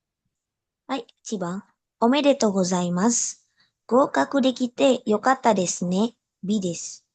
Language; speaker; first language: Japanese; non-native, learner; Indonesian